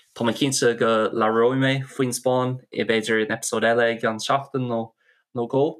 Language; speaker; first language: Irish; non-native, local second language; English